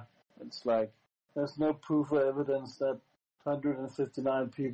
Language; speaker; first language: English; non-native, fluent; Danish